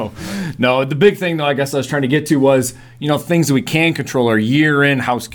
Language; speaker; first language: English; native; English